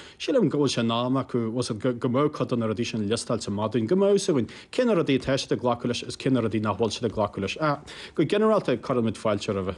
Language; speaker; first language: Irish; native; Irish